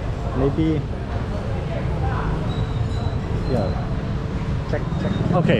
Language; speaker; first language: English; non-native, fluent; German